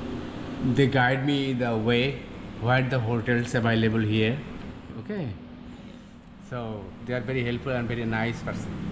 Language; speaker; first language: English; non-native, learner; Bangla